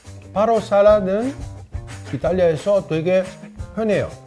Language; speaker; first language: Korean; non-native, fluent; Italian